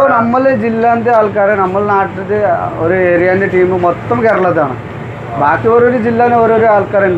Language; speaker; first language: Malayalam; non-native, fluent; Nepali